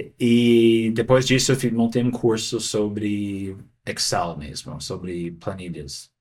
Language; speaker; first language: Portuguese; non-native, fluent; English